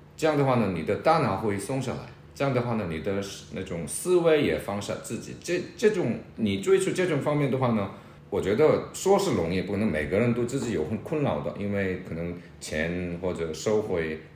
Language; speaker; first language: Chinese; non-native, fluent; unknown